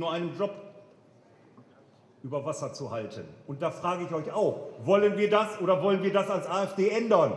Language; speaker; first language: German; native; German